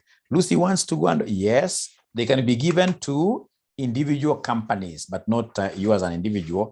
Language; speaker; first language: English; non-native, local second language; Swahili